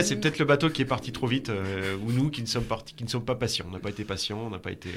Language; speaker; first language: French; native; French